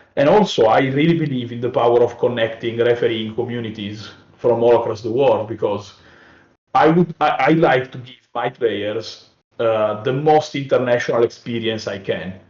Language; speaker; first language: English; non-native, fluent; Italian